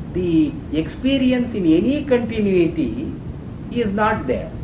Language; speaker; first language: English; non-native, local second language; Kannada